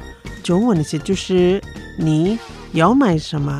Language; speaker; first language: Chinese; non-native, fluent; Indonesian